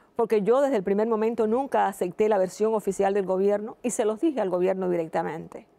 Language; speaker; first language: Spanish; native; Spanish